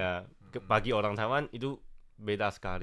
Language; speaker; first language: Indonesian; non-native, fluent; Chinese